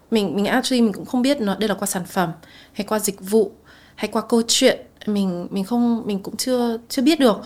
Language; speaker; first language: Vietnamese; native; Vietnamese